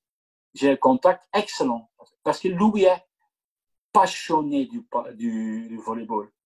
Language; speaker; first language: French; non-native, local second language; Dutch